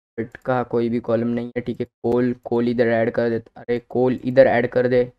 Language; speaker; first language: Hindi; native; Hindi